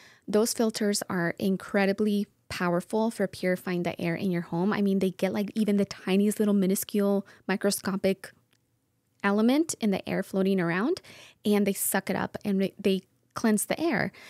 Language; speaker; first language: English; early bilingual, other home language; Spanish